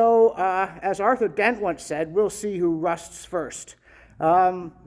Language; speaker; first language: English; native; English